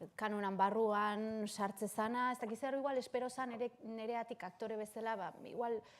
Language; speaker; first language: Basque; early bilingual, other home language; Spanish